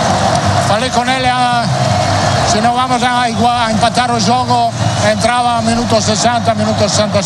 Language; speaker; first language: Portuguese; non-native, learner; Italian